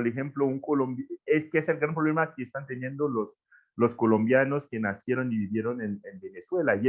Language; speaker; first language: Spanish; non-native, fluent; Haitian Creole